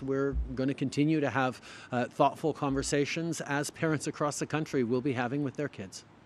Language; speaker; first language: English; native; English